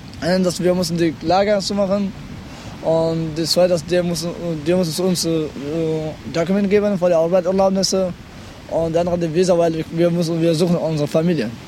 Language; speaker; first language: German; non-native, learner; Pashto